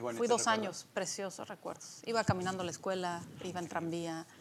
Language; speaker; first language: Spanish; early bilingual, other home language; Polish